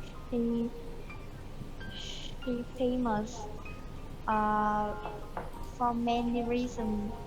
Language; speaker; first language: English; non-native, learner; Vietnamese